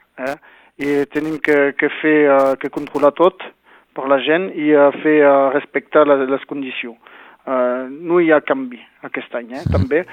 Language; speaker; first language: Catalan; non-native, local second language; French